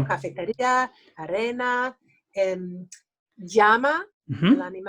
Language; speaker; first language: Spanish; early bilingual, other home language; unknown